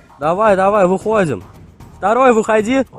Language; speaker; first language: Russian; native; Russian